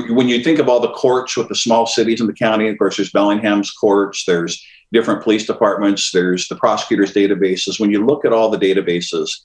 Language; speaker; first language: English; native; English